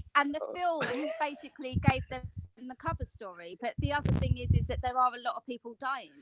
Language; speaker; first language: English; non-native, fluent; Bulgarian